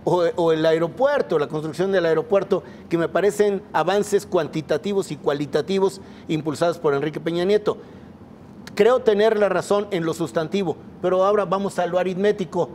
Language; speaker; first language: Spanish; native; Spanish